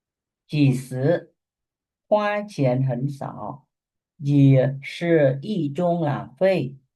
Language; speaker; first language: Chinese; non-native, fluent; Khmer